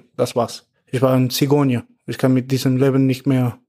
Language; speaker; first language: German; non-native, fluent; Spanish